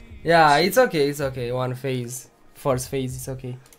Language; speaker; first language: English; non-native, learner; Romanian